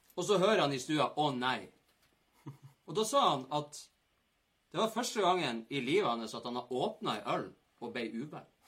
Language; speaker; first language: Norwegian; native; Norwegian